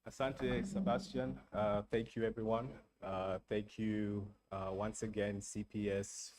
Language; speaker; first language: English; non-native, local second language; Swahili